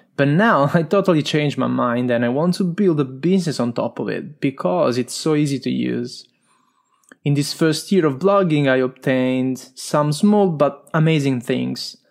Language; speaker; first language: English; non-native, fluent; Italian